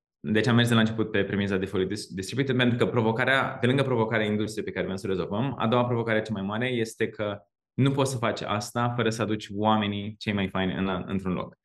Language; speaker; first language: Romanian; native; Romanian